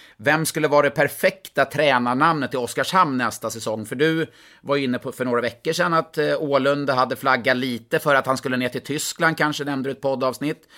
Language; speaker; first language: Swedish; native; Swedish